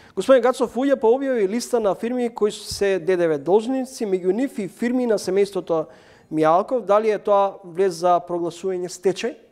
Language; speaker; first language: Macedonian; native; Macedonian